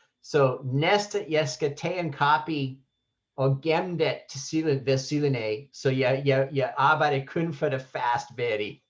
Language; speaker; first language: Danish; non-native, fluent; English